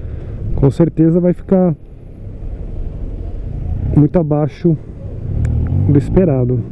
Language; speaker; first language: Portuguese; native; Portuguese